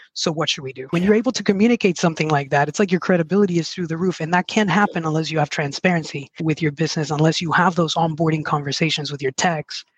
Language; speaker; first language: English; early bilingual, other home language; Spanish